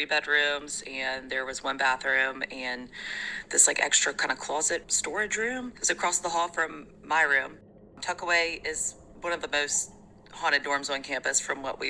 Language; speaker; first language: English; native; English